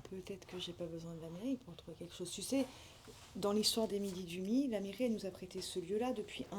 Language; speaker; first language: French; native; French